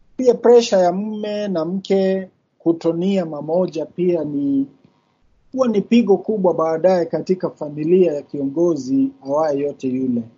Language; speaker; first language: Swahili; non-native, local second language; Kikuyu